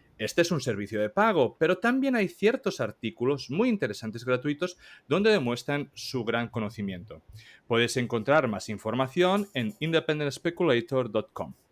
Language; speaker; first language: Spanish; native; Spanish